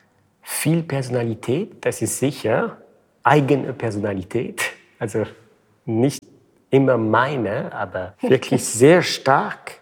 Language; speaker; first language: German; non-native, fluent; French